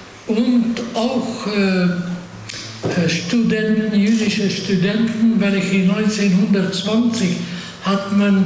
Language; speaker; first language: German; non-native, fluent; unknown